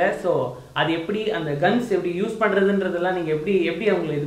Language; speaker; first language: Tamil; native; Tamil